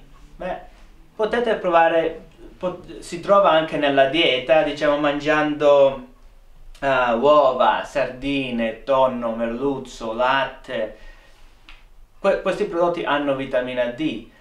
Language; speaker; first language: Italian; early bilingual, heritage; Italian